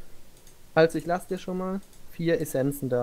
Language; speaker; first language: German; native; German